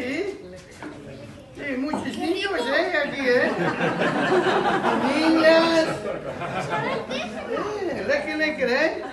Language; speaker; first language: Spanish; non-native, learner; Dutch